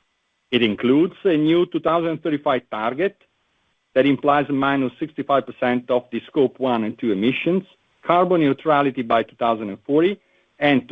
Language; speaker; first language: English; non-native, fluent; Italian